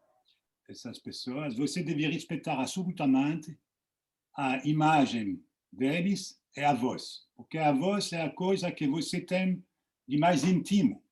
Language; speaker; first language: Portuguese; non-native, fluent; French